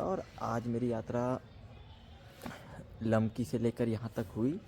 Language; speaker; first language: Hindi; native; Hindi